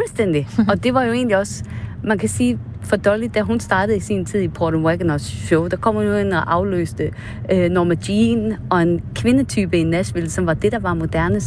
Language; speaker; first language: Danish; native; Danish